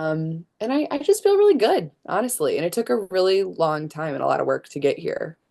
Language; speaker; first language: English; native; English